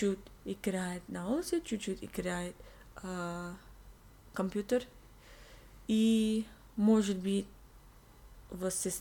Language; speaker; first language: Russian; non-native, learner; English